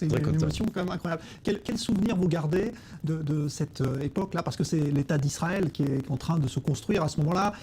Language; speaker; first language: French; native; French